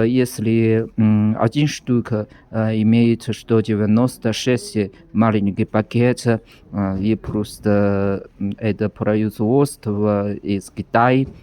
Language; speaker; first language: Russian; non-native, learner; Chinese